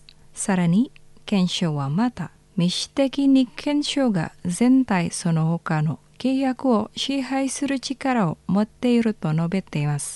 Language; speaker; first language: Japanese; non-native, fluent; Indonesian